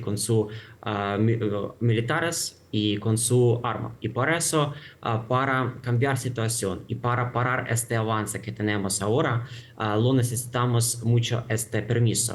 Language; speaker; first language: Spanish; non-native, fluent; Ukrainian